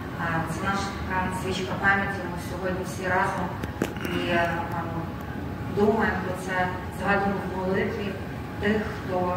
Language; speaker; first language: Ukrainian; native; Ukrainian